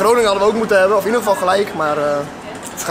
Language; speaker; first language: Dutch; native; Dutch